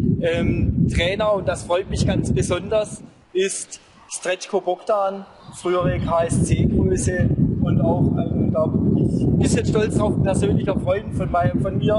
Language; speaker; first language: German; native; German